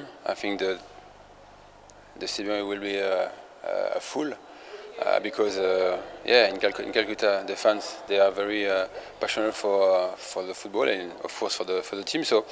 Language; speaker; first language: English; non-native, fluent; French